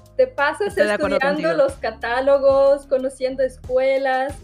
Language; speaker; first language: Spanish; non-native, fluent; Bulgarian